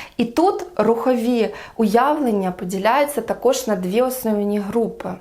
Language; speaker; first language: Ukrainian; non-native, local second language; Russian